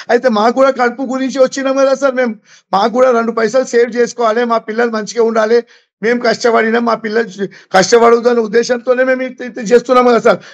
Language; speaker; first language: Telugu; non-native, local second language; Gujarati